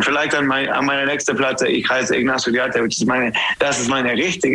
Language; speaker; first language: German; non-native, learner; English